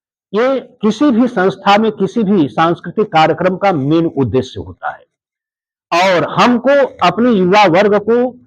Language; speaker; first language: Hindi; native; Hindi